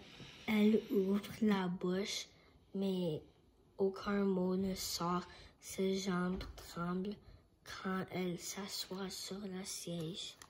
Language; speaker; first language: French; non-native, learner; English